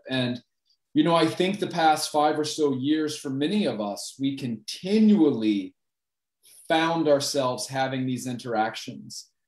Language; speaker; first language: English; native; English